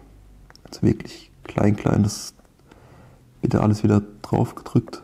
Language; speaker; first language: German; native; German